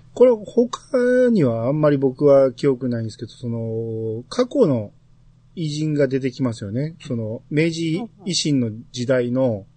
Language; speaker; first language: Japanese; native; Japanese